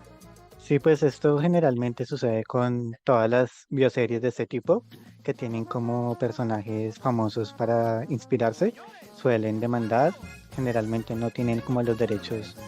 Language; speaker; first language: Spanish; native; Spanish